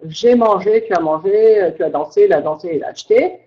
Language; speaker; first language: French; native; French